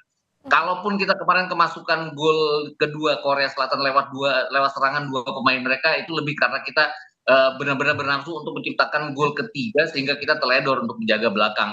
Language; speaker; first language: Indonesian; native; Indonesian